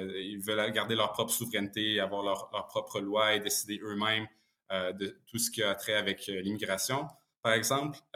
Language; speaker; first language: French; early bilingual, other home language; Bosnian